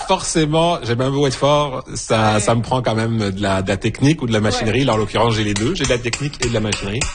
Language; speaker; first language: French; native; French